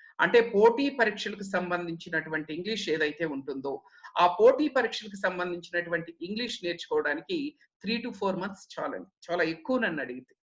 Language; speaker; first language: Telugu; native; Telugu